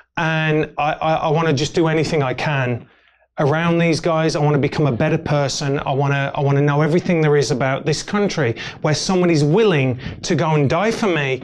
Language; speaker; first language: English; native; English